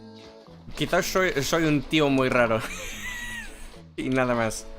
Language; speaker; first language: Spanish; non-native, fluent; English